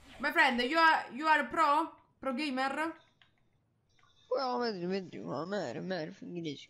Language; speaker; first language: English; non-native, learner; Italian